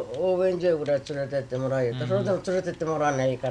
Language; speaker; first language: Japanese; native; Japanese